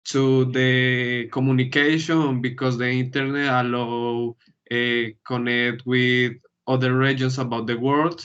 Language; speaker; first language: English; non-native, learner; Spanish